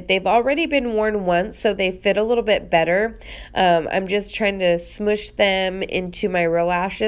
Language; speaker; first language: English; native; English